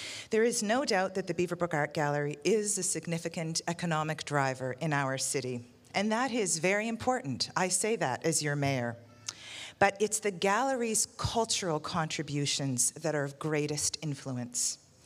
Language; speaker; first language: English; native; English